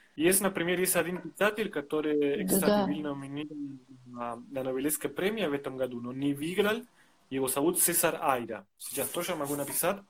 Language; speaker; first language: Russian; non-native, fluent; Spanish